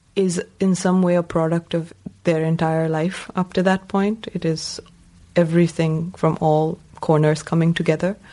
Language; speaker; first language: English; non-native, local second language; Tamil